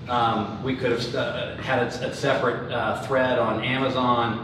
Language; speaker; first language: English; native; English